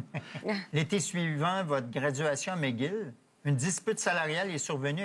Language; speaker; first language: French; native; French